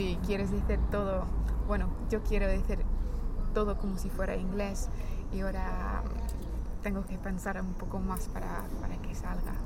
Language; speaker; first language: Spanish; non-native, fluent; English